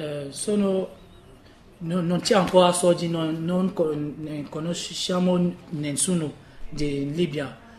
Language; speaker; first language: Italian; non-native, learner; French